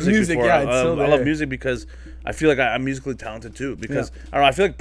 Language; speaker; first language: English; native; English